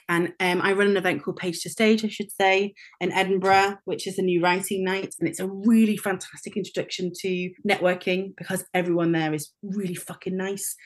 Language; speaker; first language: English; native; English